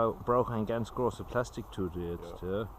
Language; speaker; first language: German; non-native, learner; English